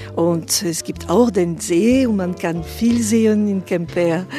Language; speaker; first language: German; non-native, fluent; French